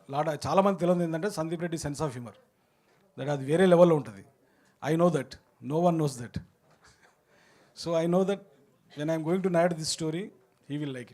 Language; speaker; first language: Telugu; native; Telugu